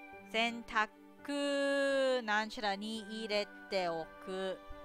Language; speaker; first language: Japanese; non-native, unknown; English